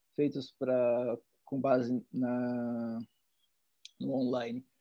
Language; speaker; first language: Portuguese; native; Portuguese